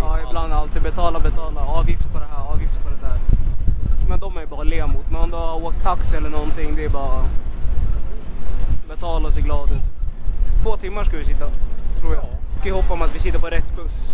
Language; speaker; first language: Swedish; native; Swedish